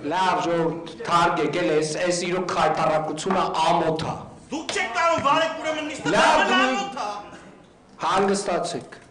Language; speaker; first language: Armenian; native; Armenian